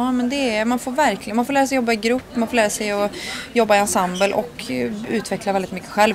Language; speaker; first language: Swedish; native; Swedish